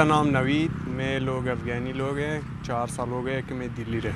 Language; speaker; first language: Hindi; non-native, learner; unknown